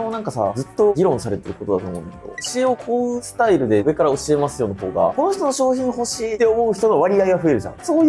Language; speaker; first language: Japanese; native; Japanese